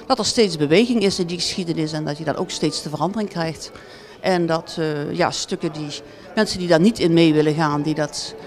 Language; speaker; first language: Dutch; native; Dutch